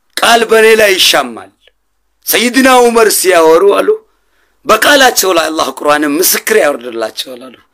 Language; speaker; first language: Amharic; non-native, local second language; Oromo